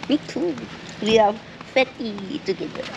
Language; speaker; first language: English; non-native, learner; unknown